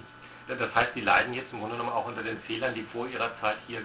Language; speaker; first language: German; native; German